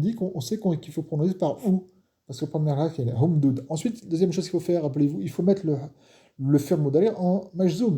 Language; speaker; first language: French; non-native, fluent; Arabic